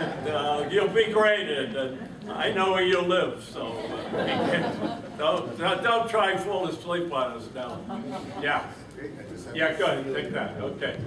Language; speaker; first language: English; native; English